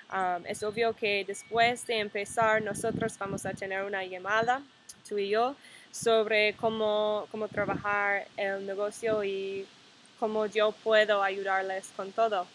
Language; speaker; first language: Spanish; non-native, fluent; English